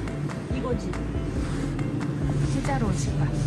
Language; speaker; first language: Korean; non-native, fluent; French